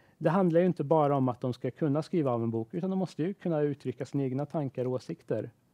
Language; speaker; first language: Swedish; native; Swedish